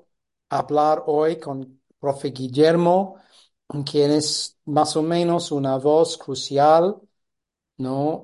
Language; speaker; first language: Spanish; non-native, fluent; English